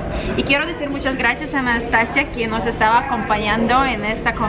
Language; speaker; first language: Spanish; non-native, learner; Russian